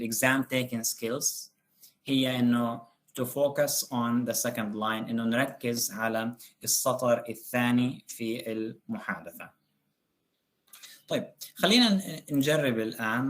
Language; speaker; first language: Arabic; native; Arabic